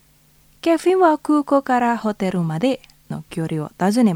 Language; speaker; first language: Japanese; non-native, fluent; Indonesian